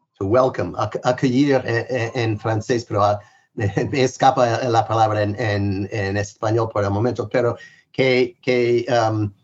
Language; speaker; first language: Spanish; non-native, fluent; English